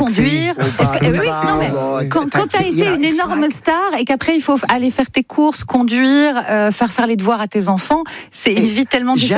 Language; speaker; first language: French; native; French